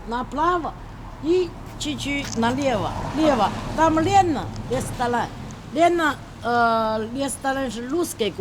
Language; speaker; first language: Russian; non-native, learner; Chinese